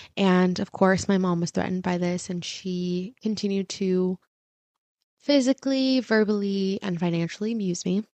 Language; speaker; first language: English; early bilingual, other home language; Spanish